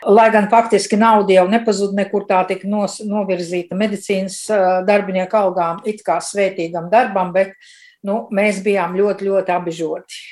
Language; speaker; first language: Latvian; early bilingual, heritage; Latvian